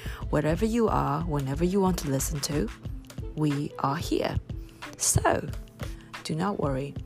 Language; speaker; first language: English; non-native, fluent; Chinese